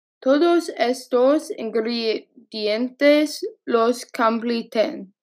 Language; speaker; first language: Spanish; non-native, learner; English